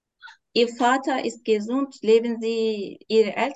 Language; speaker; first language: German; non-native, learner; Turkish